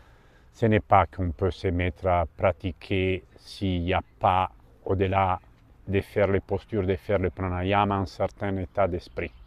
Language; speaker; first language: French; non-native, fluent; Italian